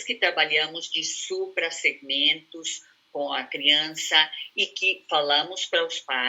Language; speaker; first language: Portuguese; non-native, fluent; Spanish